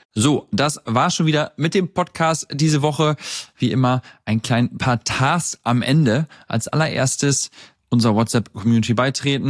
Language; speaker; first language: German; native; German